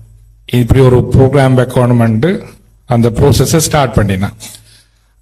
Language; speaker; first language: Tamil; native; Tamil